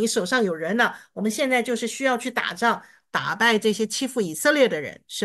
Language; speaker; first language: Chinese; native; Chinese